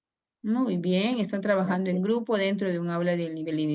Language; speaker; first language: Spanish; native; Spanish